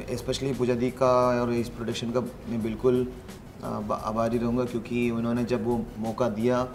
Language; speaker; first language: Hindi; non-native, local second language; Malayalam